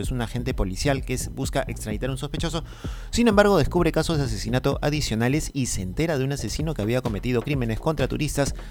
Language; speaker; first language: Spanish; native; Spanish